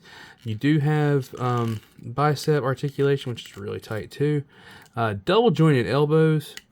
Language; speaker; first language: English; native; English